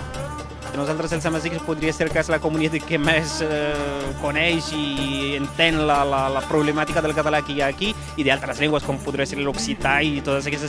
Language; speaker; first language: Catalan; non-native, fluent; Berber languages